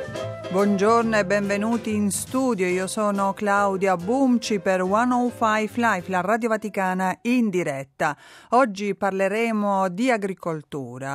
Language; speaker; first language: Italian; native; Italian